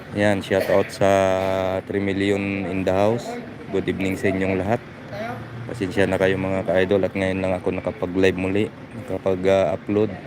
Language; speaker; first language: Filipino; non-native, local second language; Hiligaynon